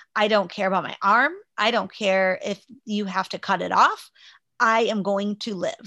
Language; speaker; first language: English; native; English